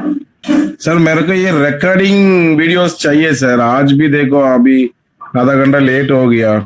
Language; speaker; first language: Hindi; non-native, local second language; Tamil